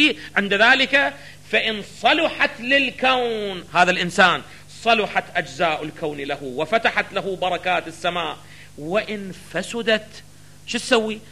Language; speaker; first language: Arabic; native; Arabic